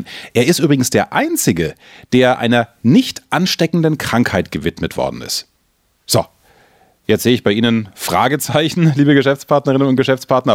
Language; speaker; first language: German; native; German